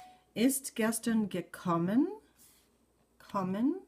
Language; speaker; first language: German; non-native, fluent; English